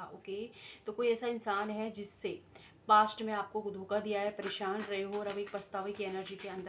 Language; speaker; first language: Hindi; native; Hindi